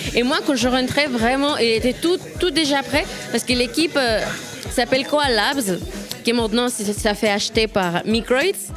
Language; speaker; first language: French; non-native, fluent; Spanish